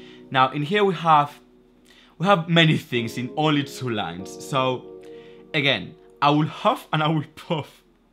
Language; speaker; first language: English; non-native, fluent; Spanish